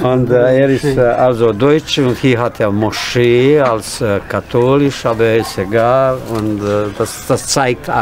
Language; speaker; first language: German; non-native, fluent; Bosnian